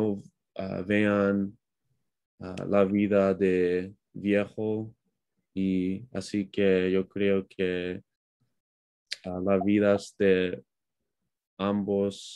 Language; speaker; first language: Spanish; non-native, learner; English